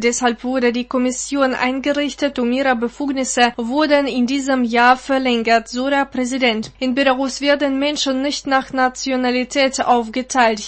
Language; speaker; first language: German; non-native, fluent; Russian